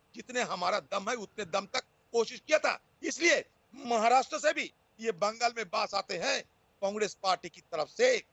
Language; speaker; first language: Hindi; non-native, local second language; Bangla